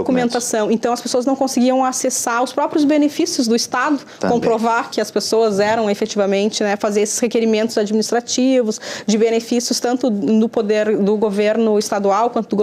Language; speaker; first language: Portuguese; native; Portuguese